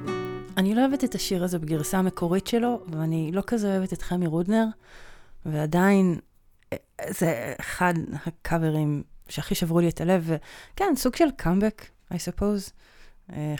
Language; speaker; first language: Hebrew; native; Hebrew